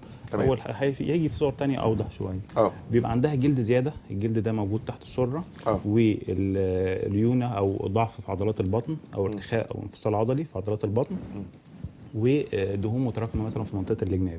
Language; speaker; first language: Arabic; native; Arabic